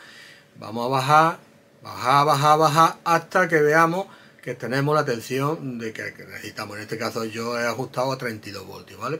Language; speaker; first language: Spanish; native; Spanish